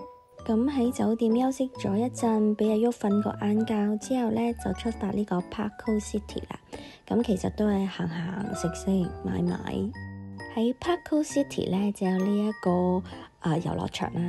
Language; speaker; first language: Cantonese; native; Cantonese